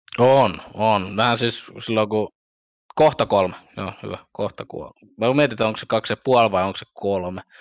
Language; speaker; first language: Finnish; early bilingual, other home language; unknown